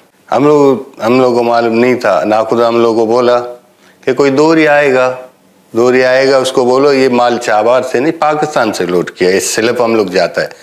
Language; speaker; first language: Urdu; non-native, local second language; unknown